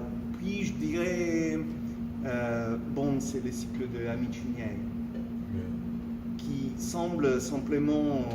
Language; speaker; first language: French; non-native, fluent; Italian